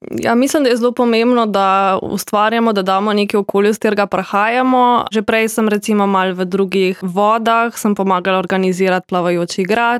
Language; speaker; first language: Slovenian; native; Slovenian